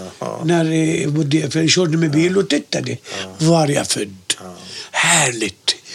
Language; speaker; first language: Swedish; non-native, fluent; Arabic